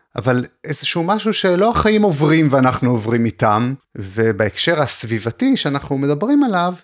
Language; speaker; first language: Hebrew; native; Hebrew